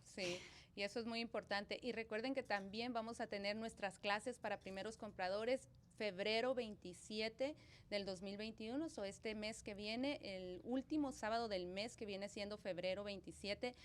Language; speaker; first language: Spanish; early bilingual, other home language; English